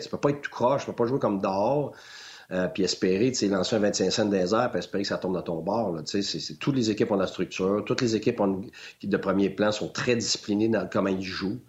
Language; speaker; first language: French; native; French